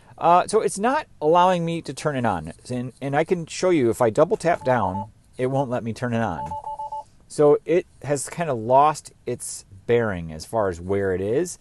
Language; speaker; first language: English; native; English